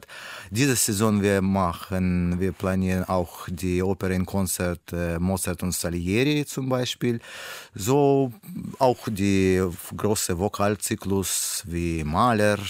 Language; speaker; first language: German; non-native, learner; Russian